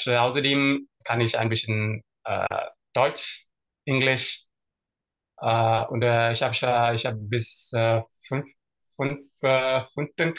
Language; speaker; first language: German; non-native, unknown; Tamil